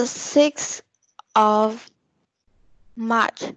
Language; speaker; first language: English; non-native, learner; Vietnamese